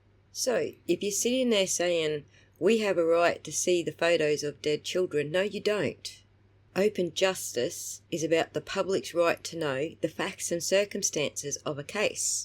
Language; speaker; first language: English; native; English